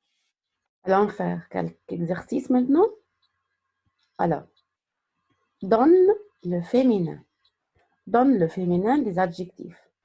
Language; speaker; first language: French; non-native, fluent; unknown